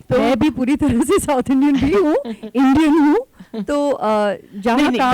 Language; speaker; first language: Hindi; non-native, local second language; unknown